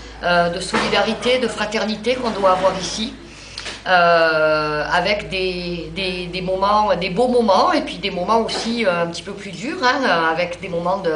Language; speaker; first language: French; native; French